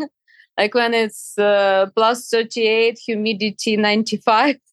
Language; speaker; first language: English; non-native, fluent; Ukrainian